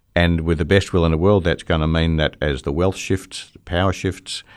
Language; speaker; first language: English; native; English